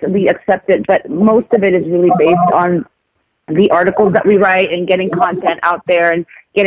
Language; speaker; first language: English; non-native, local second language; Filipino